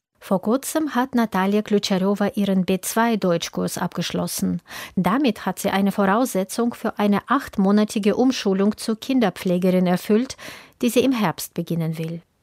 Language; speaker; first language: German; native; German